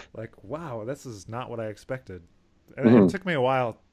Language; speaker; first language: English; native; English